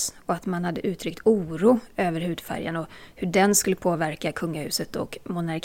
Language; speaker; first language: Swedish; native; Swedish